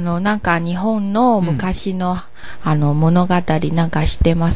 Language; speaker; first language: Japanese; non-native, learner; Chinese